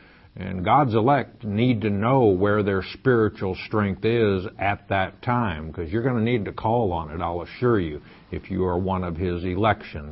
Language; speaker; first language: English; native; English